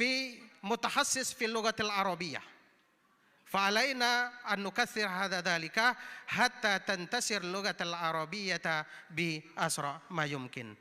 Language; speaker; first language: Arabic; non-native, fluent; Indonesian